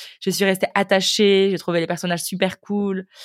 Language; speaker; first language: French; native; French